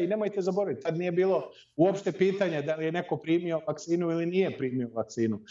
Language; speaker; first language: Serbian; early bilingual, heritage; Serbian